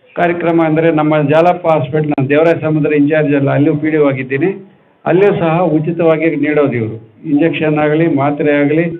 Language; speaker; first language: Kannada; native; Kannada